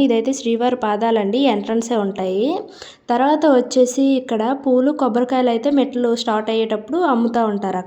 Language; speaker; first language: Telugu; native; Telugu